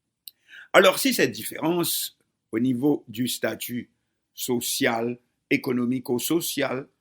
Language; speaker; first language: French; non-native, local second language; Haitian Creole